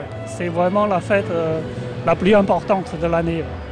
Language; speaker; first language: French; non-native, fluent; Chinese